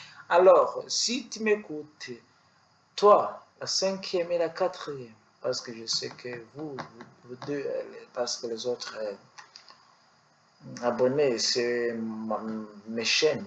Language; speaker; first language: French; non-native, learner; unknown